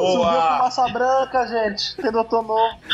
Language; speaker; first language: Portuguese; native; Portuguese